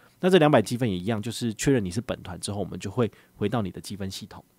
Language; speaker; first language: Chinese; native; Chinese